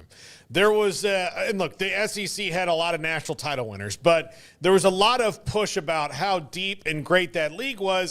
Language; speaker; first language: English; native; English